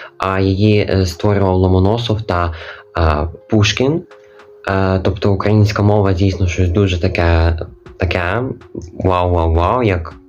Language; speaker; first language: Ukrainian; non-native, local second language; Russian